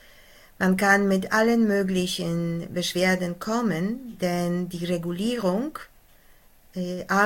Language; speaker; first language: German; non-native, fluent; Polish